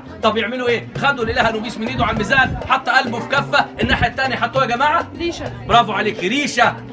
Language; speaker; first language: Arabic; native; Arabic